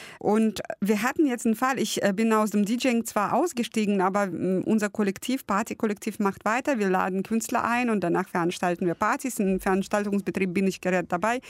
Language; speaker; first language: German; early bilingual, other home language; Russian